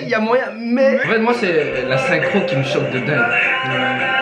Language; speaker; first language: French; native; French